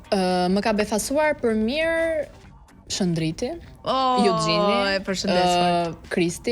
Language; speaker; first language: Albanian; native; Albanian